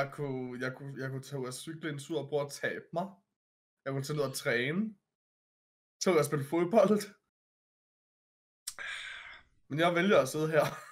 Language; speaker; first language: Danish; native; Danish